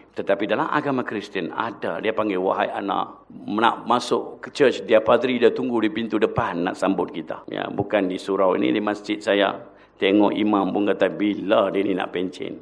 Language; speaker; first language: Malay; non-native, local second language; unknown